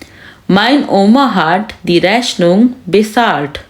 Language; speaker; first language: German; non-native, fluent; Urdu